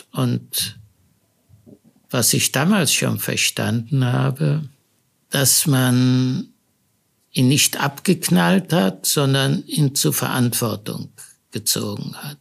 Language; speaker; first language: German; early bilingual, other home language; Hebrew